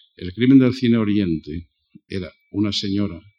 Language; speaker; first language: Spanish; native; Spanish